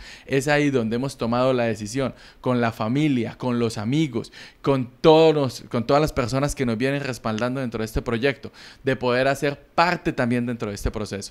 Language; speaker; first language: Spanish; native; Spanish